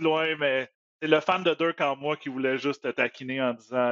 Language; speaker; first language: French; native; French